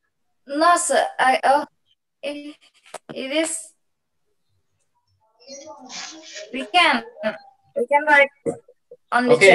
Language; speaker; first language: English; non-native, learner; Indonesian